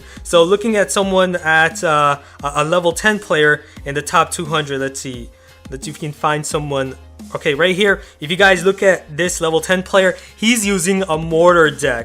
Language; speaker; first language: English; native; English